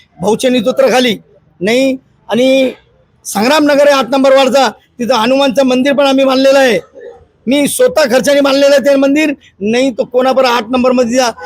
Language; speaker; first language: Marathi; non-native, local second language; Urdu